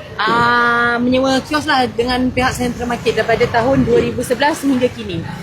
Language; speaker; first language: Malay; native; Malay